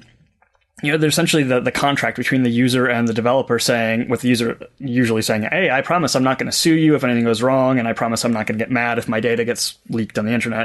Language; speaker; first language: English; native; English